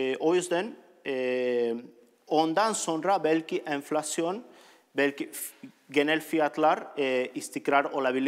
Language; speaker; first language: Turkish; non-native, learner; Spanish